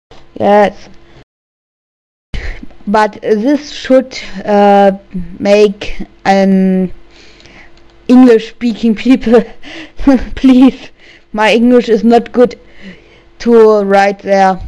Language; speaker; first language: English; non-native, learner; German